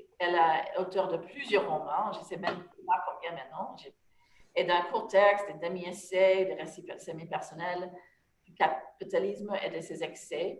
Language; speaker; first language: French; non-native, fluent; English